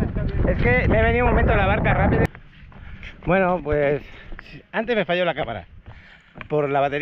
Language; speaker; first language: Spanish; native; Spanish